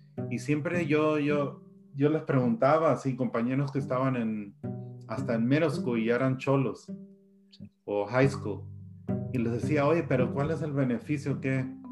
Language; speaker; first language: Spanish; early bilingual, heritage; Spanish